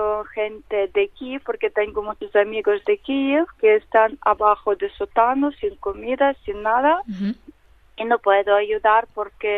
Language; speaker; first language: Spanish; non-native, learner; Ukrainian